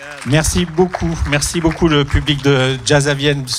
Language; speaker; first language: French; native; French